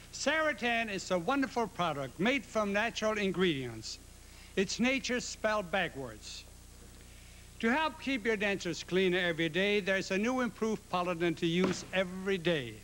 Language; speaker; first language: English; native; English